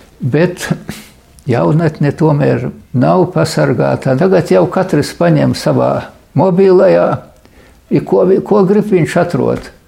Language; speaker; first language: Latvian; native; Latvian